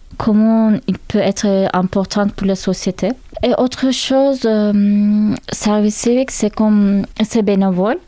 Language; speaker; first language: French; non-native, learner; Turkish